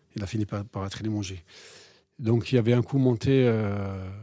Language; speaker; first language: French; non-native, local second language; Arabic